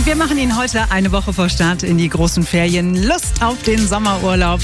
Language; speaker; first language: German; native; German